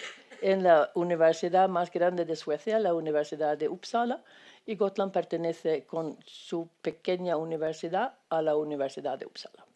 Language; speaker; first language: Spanish; non-native, fluent; Swedish